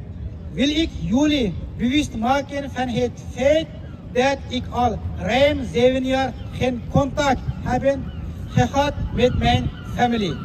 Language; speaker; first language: Dutch; non-native, fluent; Uyghur